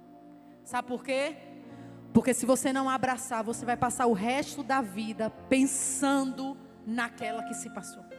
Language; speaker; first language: Portuguese; native; Portuguese